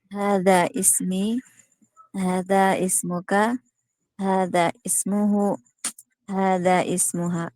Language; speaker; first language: Arabic; non-native, learner; Filipino